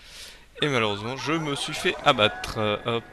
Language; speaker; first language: French; native; French